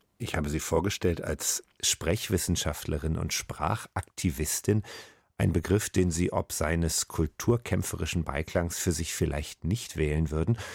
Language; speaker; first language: German; native; German